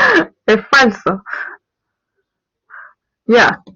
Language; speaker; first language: Spanish; native; Spanish